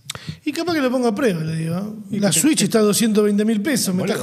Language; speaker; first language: Spanish; native; Spanish